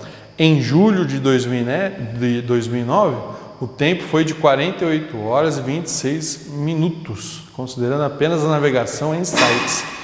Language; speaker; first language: Portuguese; native; Portuguese